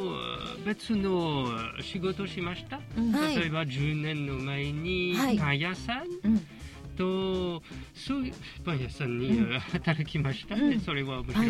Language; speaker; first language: Japanese; non-native, fluent; French